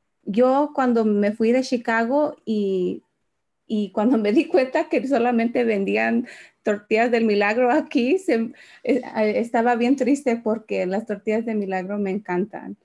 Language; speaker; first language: Spanish; early bilingual, heritage; Spanish